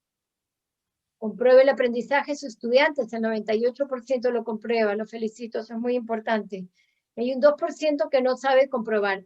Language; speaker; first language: Spanish; native; Spanish